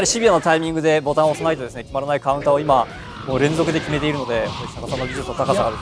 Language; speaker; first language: Japanese; native; Japanese